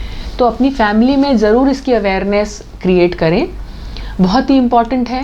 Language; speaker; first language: Hindi; native; Hindi